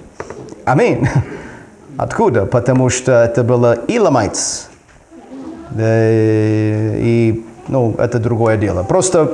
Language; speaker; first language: Russian; non-native, fluent; English